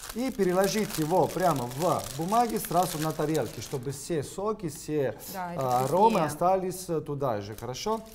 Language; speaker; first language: Russian; non-native, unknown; Italian